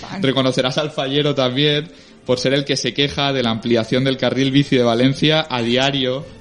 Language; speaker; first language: Spanish; native; Spanish